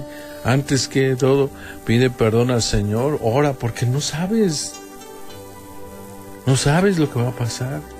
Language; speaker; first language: Spanish; native; Spanish